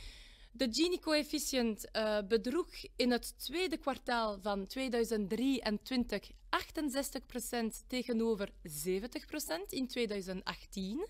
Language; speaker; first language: Dutch; non-native, local second language; French